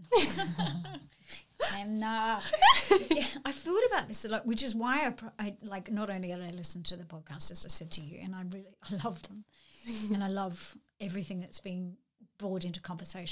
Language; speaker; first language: English; native; English